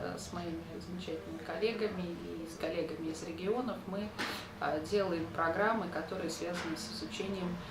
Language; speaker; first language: Russian; native; Russian